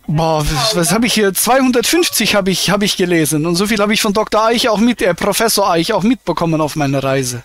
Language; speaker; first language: German; native; German